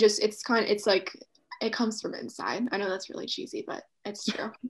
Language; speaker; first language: English; native; English